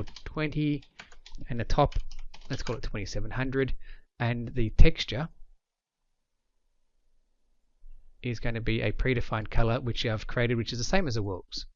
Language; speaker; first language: English; native; English